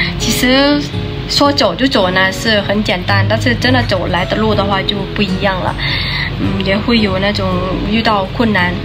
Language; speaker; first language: Chinese; non-native, fluent; Lao